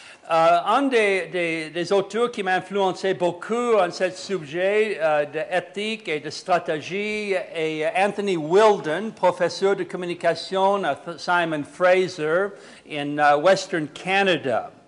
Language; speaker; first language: French; non-native, fluent; English